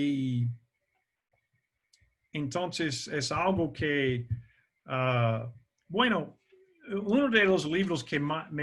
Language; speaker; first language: Spanish; non-native, fluent; English